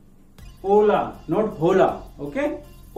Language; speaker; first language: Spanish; non-native, learner; Hindi